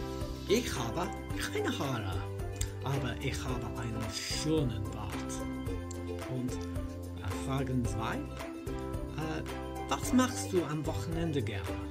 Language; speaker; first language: German; non-native, fluent; English